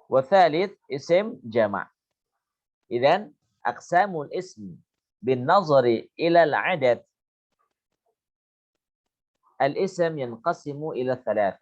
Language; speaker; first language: Arabic; non-native, fluent; Indonesian